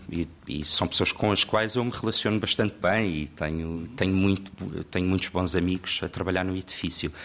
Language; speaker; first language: Portuguese; native; Portuguese